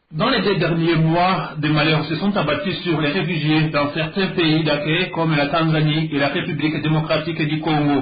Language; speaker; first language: French; non-native, local second language; Rundi